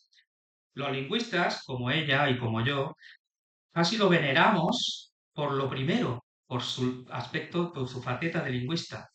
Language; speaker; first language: Spanish; native; Spanish